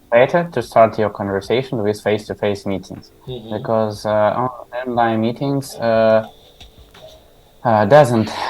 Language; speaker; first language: English; non-native, learner; Tajik